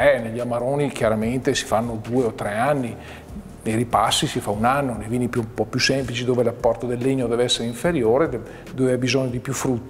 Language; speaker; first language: Italian; native; Italian